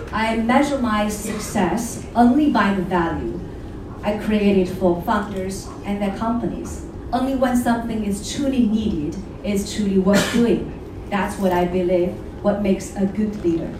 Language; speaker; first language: English; non-native, fluent; Chinese